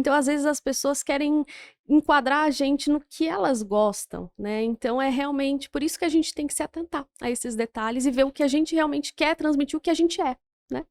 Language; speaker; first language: Portuguese; native; Portuguese